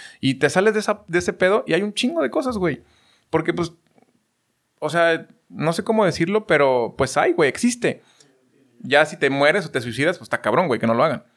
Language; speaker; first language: Spanish; native; Spanish